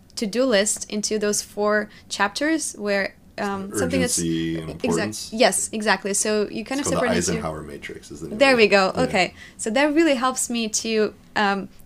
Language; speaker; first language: English; non-native, fluent; Russian